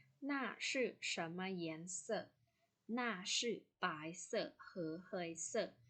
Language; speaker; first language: Chinese; non-native, fluent; Thai